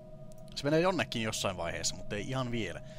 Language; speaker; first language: Finnish; native; Finnish